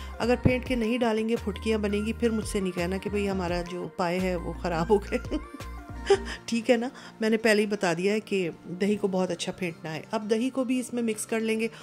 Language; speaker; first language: Urdu; native; Urdu